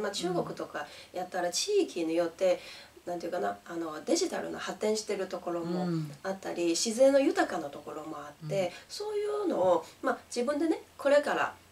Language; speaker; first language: Japanese; non-native, fluent; Chinese